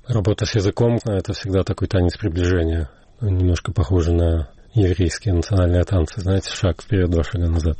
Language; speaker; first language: Russian; native; Russian